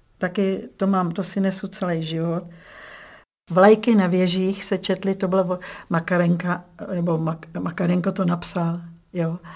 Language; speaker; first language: Czech; native; Czech